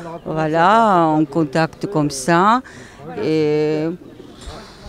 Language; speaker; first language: French; non-native, learner; Georgian